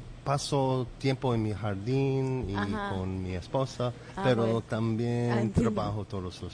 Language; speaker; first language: Spanish; non-native, learner; English